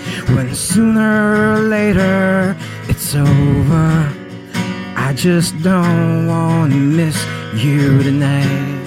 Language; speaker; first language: English; non-native, local second language; Filipino